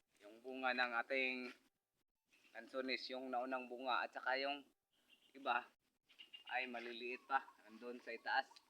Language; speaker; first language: Filipino; non-native, local second language; Cebuano